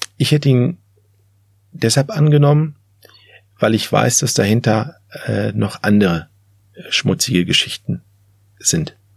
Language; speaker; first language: German; early bilingual, other home language; Turkish